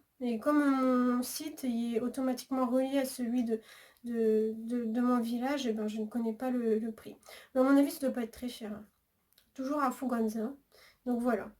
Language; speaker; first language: French; native; French